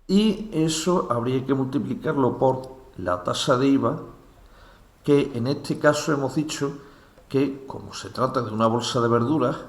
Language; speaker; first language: Spanish; native; Spanish